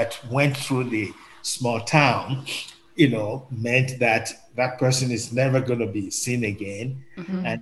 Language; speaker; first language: English; non-native, local second language; Yoruba